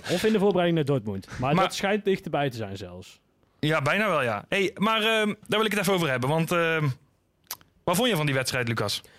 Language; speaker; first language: Dutch; native; Dutch